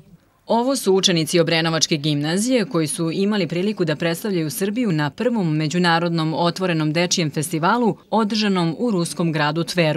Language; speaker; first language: Serbian; native; Serbian